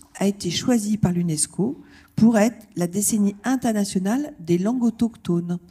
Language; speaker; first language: French; native; French